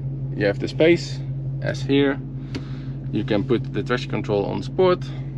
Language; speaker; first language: English; non-native, fluent; Dutch